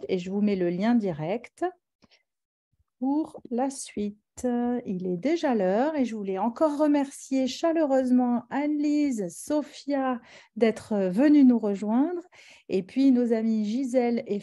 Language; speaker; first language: French; native; French